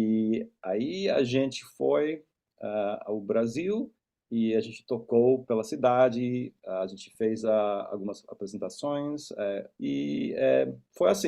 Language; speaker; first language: Portuguese; non-native, fluent; English